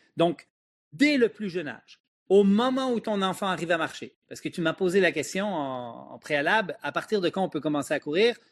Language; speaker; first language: French; native; French